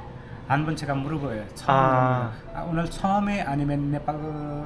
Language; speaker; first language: Korean; non-native, learner; Nepali